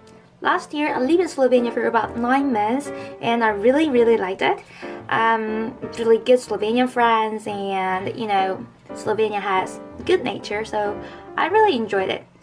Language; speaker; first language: English; non-native, fluent; Korean